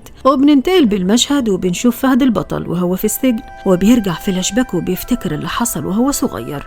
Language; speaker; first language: Arabic; native; Arabic